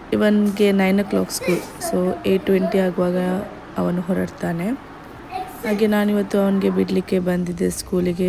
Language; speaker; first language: Kannada; non-native, local second language; Konkani